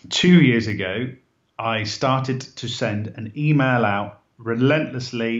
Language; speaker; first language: English; native; English